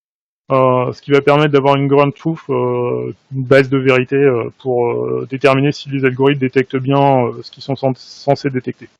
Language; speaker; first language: French; native; French